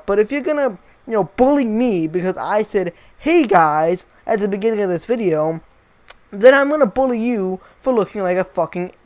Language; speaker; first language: English; native; English